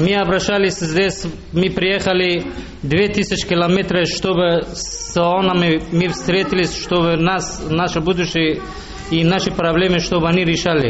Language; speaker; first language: Russian; early bilingual, other home language; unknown